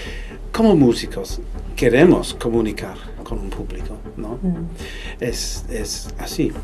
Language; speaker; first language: Spanish; non-native, fluent; English